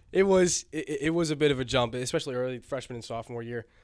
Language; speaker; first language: English; native; English